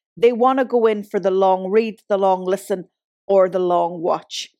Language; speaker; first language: English; native; English